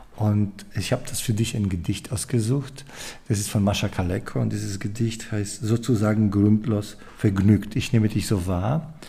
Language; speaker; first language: German; non-native, fluent; Polish